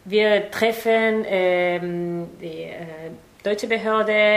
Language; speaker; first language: German; non-native, fluent; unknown